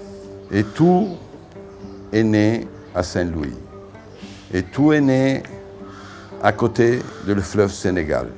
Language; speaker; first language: French; non-native, fluent; Italian